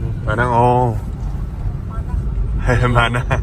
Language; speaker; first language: Korean; native; Korean